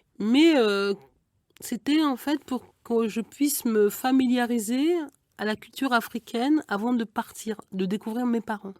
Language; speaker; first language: French; early bilingual, other home language; Igbo